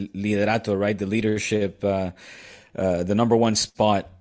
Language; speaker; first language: English; non-native, fluent; Dutch